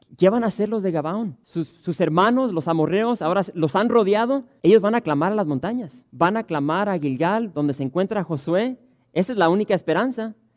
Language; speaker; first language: Spanish; early bilingual, heritage; Spanish